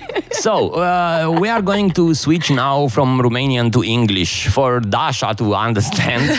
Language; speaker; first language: English; non-native, fluent; Romanian